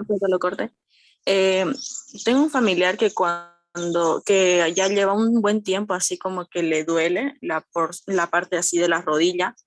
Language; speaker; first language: Spanish; native; Spanish